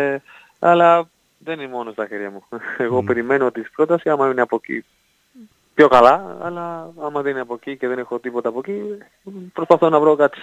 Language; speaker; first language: Greek; non-native, fluent; Spanish